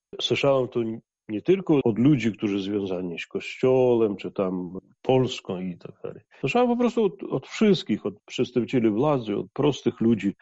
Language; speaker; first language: Polish; non-native, fluent; Ukrainian